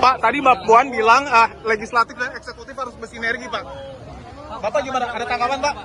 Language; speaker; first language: Indonesian; native; Indonesian